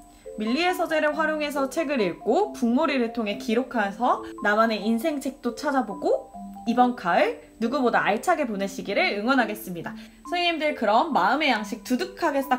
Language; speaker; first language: Korean; native; Korean